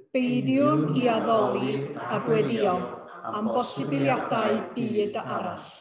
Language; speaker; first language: Welsh; native; Welsh